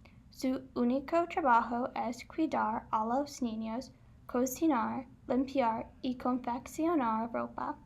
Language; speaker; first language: Spanish; non-native, learner; English